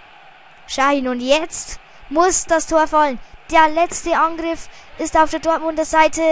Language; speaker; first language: German; native; German